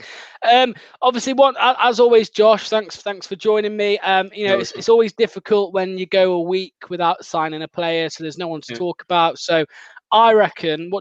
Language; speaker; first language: English; native; English